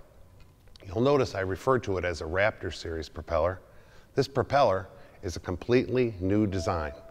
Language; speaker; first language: English; native; English